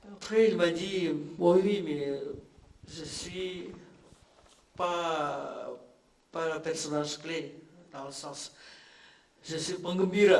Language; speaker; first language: French; non-native, fluent; Indonesian